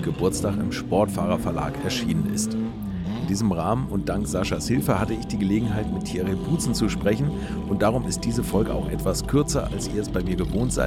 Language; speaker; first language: German; native; German